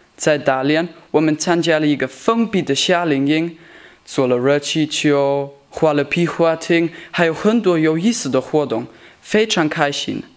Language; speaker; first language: Chinese; non-native, learner; German